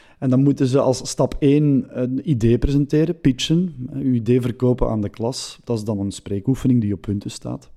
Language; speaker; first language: Dutch; native; Dutch